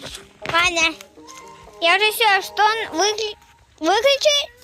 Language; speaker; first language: Russian; early bilingual, heritage; Russian